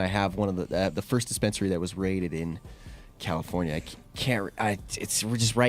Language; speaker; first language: English; native; English